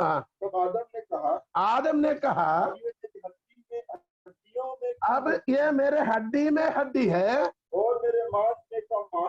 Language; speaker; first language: Hindi; non-native, local second language; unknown